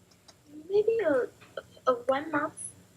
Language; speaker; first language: English; non-native, learner; Chinese